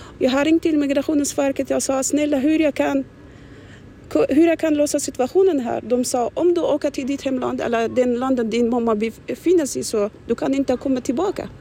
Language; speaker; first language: Swedish; non-native, learner; Arabic